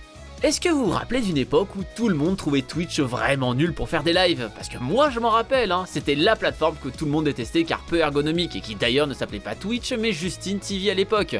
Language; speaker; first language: French; native; French